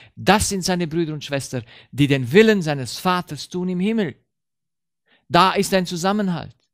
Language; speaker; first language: German; early bilingual, heritage; Romanian